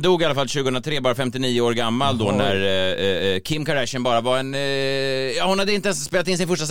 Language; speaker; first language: Swedish; native; Swedish